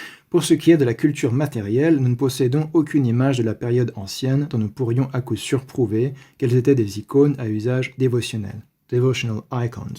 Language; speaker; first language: French; native; French